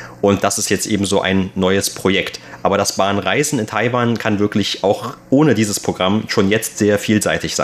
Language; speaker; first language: German; native; German